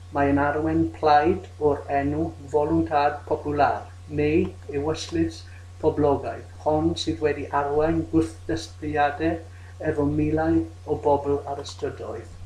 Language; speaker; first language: Welsh; non-native, local second language; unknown